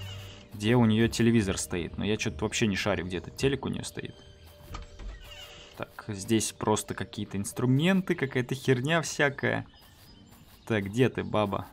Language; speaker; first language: Russian; native; Russian